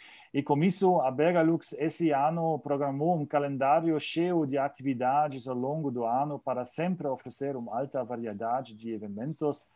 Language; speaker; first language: Portuguese; non-native, learner; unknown